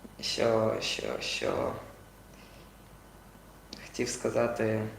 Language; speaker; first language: Ukrainian; non-native, local second language; Russian